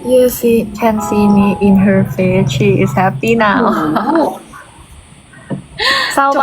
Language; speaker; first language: English; non-native, learner; Thai